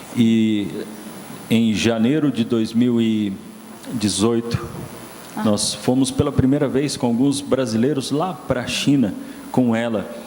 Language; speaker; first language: Portuguese; native; Portuguese